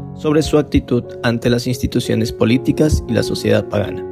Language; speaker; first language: Spanish; non-native, fluent; Vietnamese